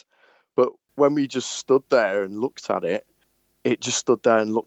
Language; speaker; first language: English; native; English